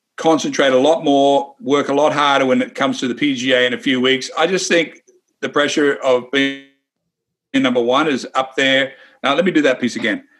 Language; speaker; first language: English; native; English